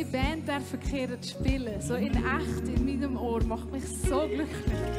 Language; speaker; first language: German; native; German